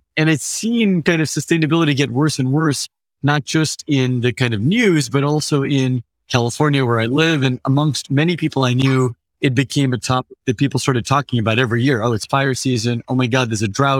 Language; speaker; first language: English; native; English